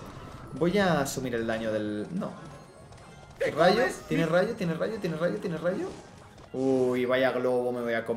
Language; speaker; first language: Spanish; native; Spanish